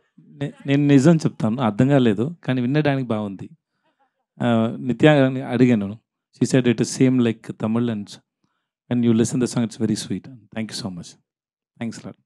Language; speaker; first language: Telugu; non-native, learner; Tamil